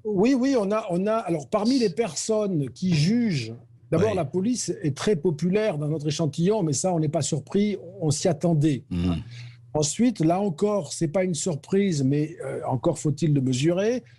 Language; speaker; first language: French; native; French